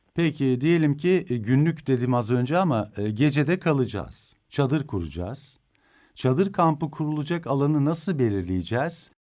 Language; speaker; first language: Turkish; native; Turkish